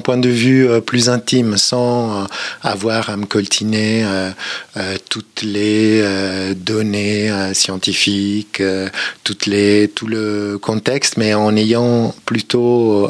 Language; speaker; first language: French; native; French